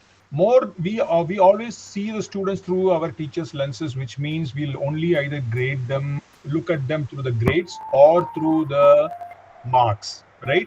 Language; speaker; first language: English; non-native, local second language; Tamil